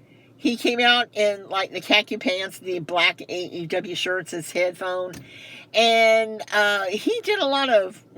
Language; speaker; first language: English; native; English